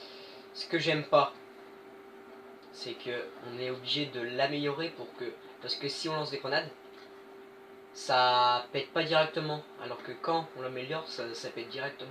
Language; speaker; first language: French; native; French